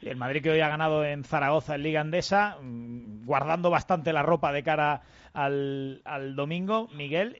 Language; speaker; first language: Spanish; native; Spanish